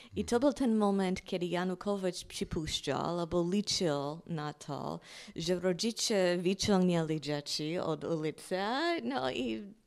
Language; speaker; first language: Polish; non-native, fluent; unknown